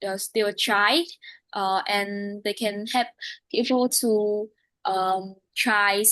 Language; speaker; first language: English; non-native, learner; Vietnamese